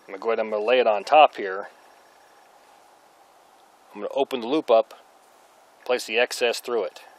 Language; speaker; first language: English; native; English